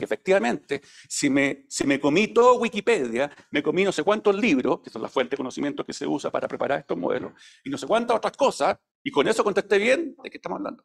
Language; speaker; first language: Spanish; native; Spanish